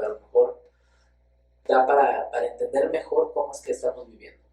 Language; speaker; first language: Spanish; native; Spanish